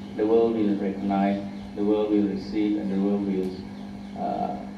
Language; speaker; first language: English; non-native, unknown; Thai